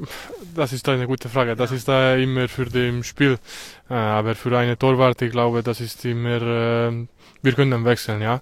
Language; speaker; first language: German; non-native, learner; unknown